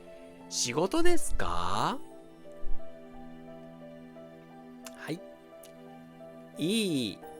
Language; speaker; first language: Japanese; non-native, fluent; Portuguese